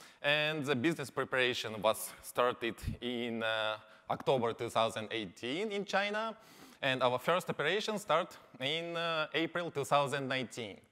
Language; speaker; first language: English; non-native, learner; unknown